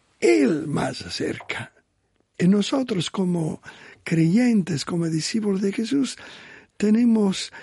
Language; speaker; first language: Spanish; non-native, learner; Italian